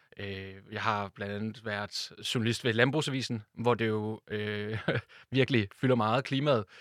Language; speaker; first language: Danish; native; Danish